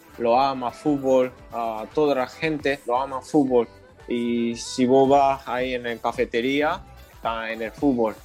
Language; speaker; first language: Spanish; non-native, learner; Japanese